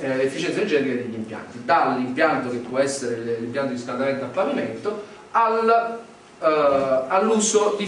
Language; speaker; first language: Italian; native; Italian